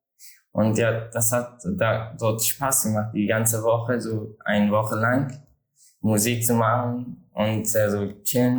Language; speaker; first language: German; non-native, learner; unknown